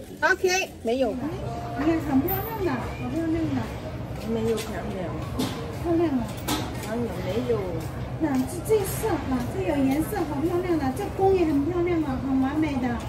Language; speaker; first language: Chinese; non-native, learner; French